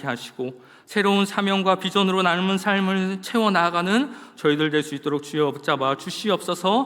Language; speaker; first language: Korean; native; Korean